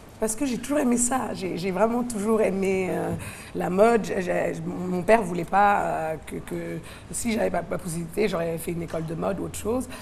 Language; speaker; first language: French; non-native, local second language; Wolof